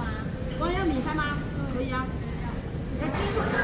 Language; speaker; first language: Chinese; non-native, learner; Indonesian